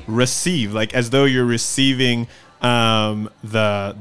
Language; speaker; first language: English; native; English